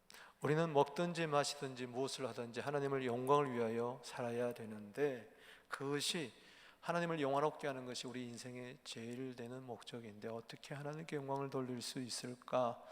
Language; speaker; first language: Korean; native; Korean